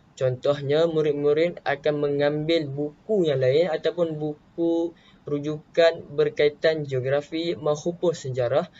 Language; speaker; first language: Malay; native; Malay